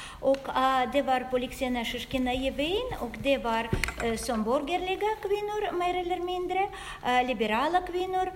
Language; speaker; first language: Swedish; non-native, fluent; Russian